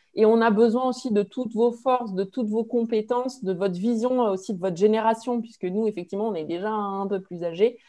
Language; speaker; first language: French; native; French